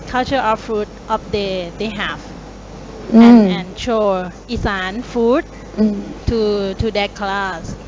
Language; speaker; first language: English; non-native, learner; Thai